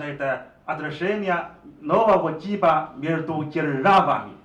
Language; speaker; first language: Russian; non-native, learner; Chinese